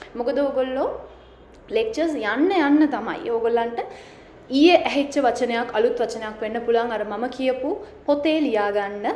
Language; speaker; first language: Sinhala; native; Sinhala